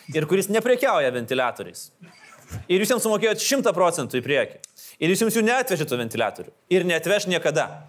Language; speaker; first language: Lithuanian; native; Lithuanian